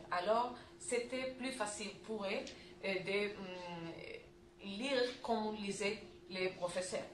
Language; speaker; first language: French; non-native, learner; Spanish